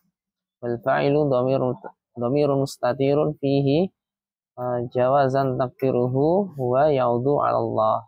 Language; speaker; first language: Arabic; non-native, fluent; Indonesian